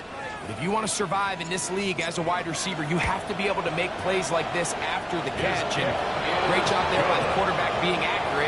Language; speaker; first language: English; native; English